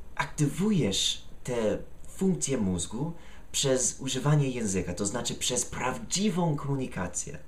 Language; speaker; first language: Polish; non-native, fluent; English